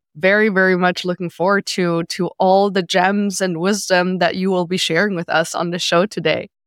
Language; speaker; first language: English; non-native, fluent; German